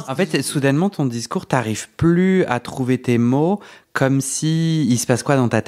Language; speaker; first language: French; native; French